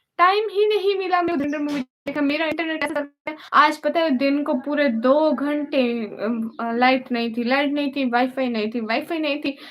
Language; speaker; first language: Urdu; non-native, local second language; Punjabi